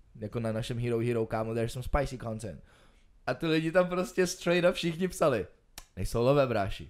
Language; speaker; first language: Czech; early bilingual, other home language; Ukrainian